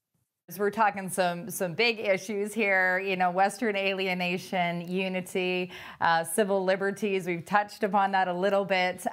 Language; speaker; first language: English; native; English